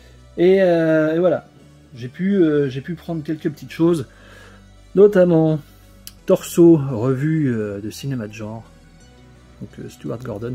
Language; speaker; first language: French; native; French